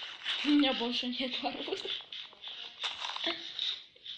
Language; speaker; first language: Russian; early bilingual, heritage; Russian